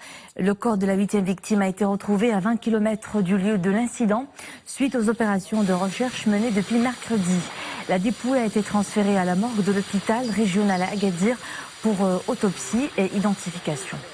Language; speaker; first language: French; non-native, local second language; Arabic